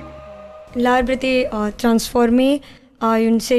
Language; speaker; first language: French; non-native, learner; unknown